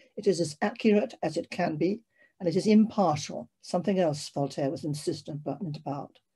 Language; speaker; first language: English; native; English